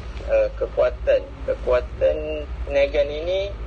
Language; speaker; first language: Malay; native; Malay